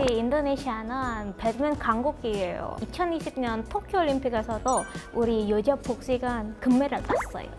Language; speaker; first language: Korean; non-native, fluent; Indonesian